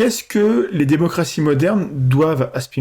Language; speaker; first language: French; native; French